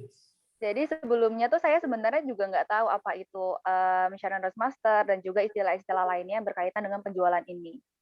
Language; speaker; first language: Indonesian; native; Indonesian